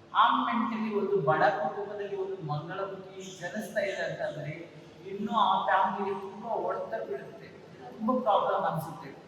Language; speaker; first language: Kannada; native; Kannada